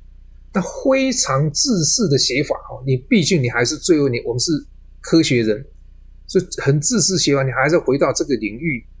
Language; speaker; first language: Chinese; native; Chinese